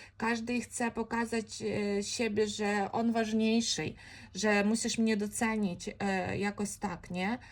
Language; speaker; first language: Polish; non-native, fluent; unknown